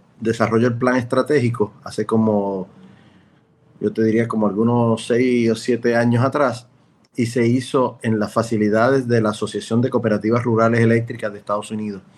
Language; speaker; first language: Spanish; native; Spanish